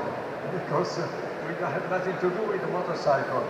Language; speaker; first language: English; non-native, learner; Italian